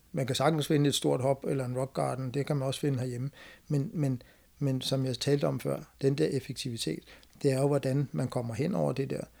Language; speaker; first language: Danish; native; Danish